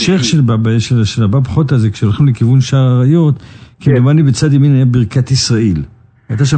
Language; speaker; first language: Hebrew; native; Hebrew